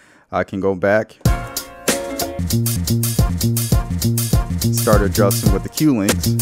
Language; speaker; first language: English; native; English